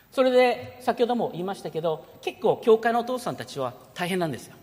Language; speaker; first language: Japanese; early bilingual, heritage; Japanese